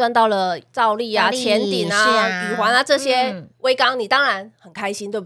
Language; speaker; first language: Chinese; native; Chinese